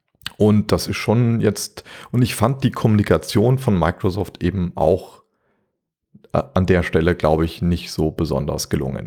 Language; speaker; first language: German; native; German